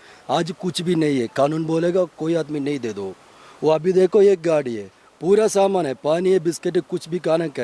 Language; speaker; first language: Hindi; non-native, local second language; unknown